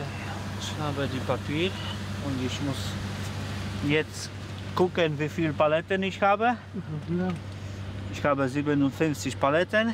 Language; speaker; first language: German; non-native, learner; Polish